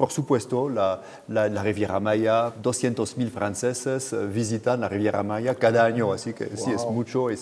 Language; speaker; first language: Spanish; non-native, fluent; French